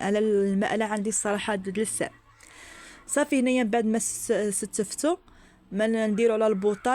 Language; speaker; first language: Arabic; native; Arabic